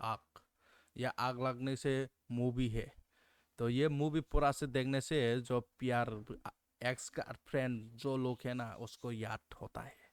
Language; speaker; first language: Hindi; non-native, local second language; Kok Borok